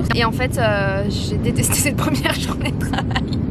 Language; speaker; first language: French; native; French